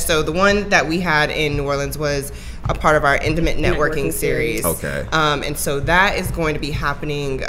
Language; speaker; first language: English; native; English